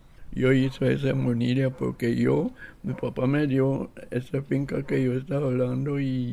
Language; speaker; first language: Spanish; non-native, local second language; English